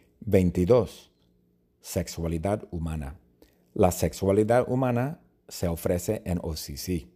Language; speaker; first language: Spanish; non-native, fluent; English